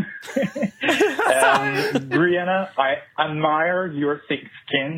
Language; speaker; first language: English; non-native, fluent; French